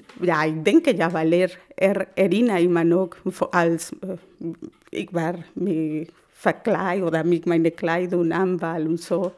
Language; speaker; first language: German; non-native, learner; Spanish